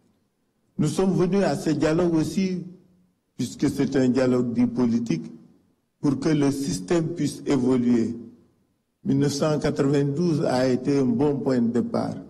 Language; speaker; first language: French; non-native, local second language; Wolof